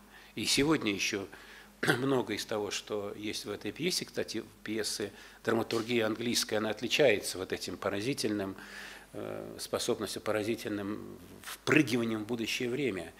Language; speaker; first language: Russian; native; Russian